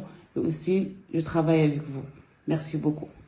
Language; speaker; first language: French; non-native, local second language; Arabic